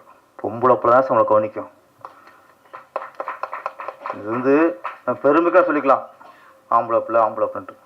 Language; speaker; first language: Tamil; native; Tamil